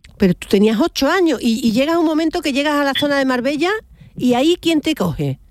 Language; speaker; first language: Spanish; native; Spanish